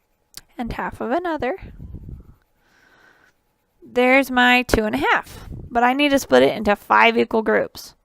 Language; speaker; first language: English; native; English